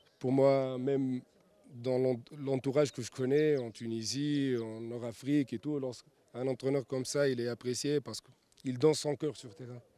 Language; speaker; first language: French; non-native, local second language; Arabic